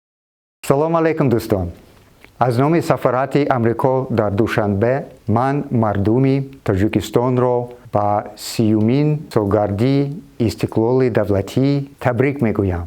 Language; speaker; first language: Tajik; non-native, fluent; English